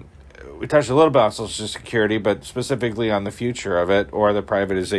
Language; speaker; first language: English; native; English